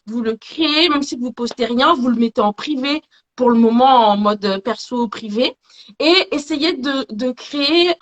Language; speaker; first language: French; native; French